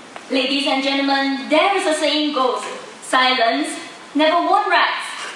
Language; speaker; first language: English; non-native, local second language; Chinese